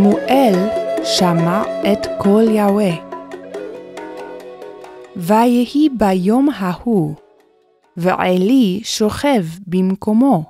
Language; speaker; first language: Hebrew; non-native, fluent; English